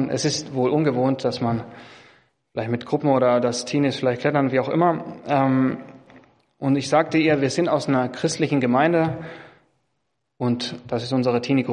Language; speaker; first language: German; non-native, fluent; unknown